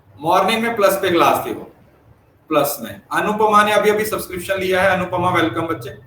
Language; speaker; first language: Hindi; non-native, local second language; Punjabi